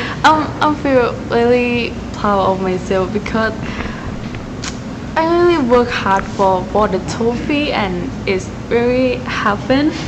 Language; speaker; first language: English; non-native, learner; Thai